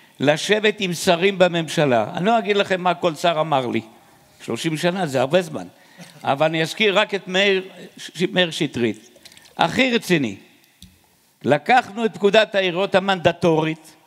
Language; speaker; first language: Hebrew; native; Hebrew